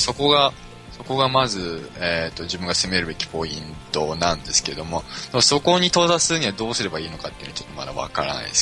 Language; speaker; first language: Japanese; native; Japanese